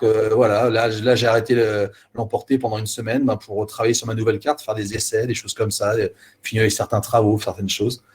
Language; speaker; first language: French; native; French